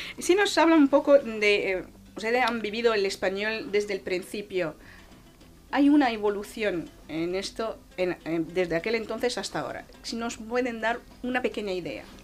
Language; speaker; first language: Spanish; non-native, fluent; Arabic